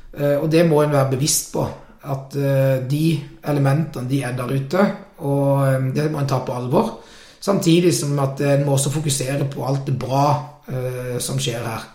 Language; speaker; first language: Norwegian; native; Norwegian